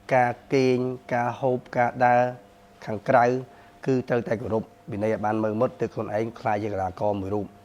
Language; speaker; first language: Khmer; native; Khmer